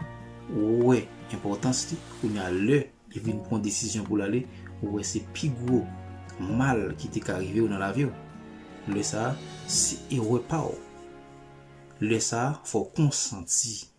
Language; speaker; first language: French; non-native, local second language; Haitian Creole